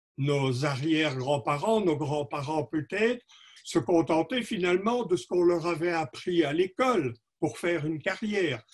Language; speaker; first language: French; native; French